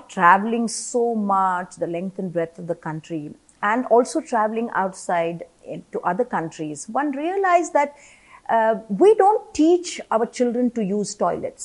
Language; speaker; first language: English; non-native, local second language; Malayalam